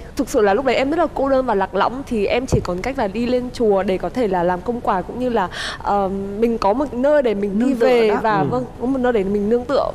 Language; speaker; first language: Vietnamese; native; Vietnamese